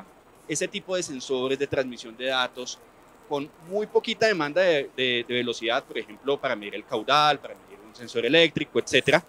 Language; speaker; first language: Spanish; native; Spanish